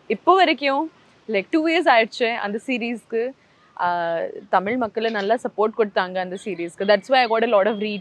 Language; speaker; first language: Tamil; non-native, local second language; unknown